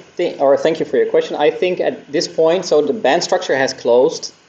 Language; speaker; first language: English; non-native, fluent; Dutch